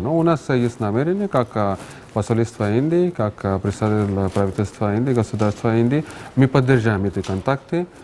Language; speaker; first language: Russian; non-native, fluent; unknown